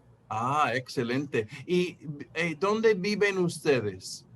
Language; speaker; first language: Spanish; non-native, fluent; English